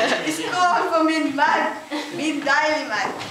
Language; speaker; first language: Danish; non-native, learner; Filipino